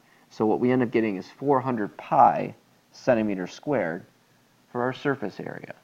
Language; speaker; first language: English; native; English